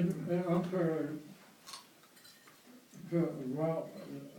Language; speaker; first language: French; non-native, learner; English